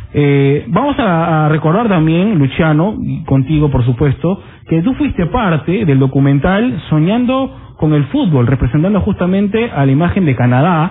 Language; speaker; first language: Spanish; native; Spanish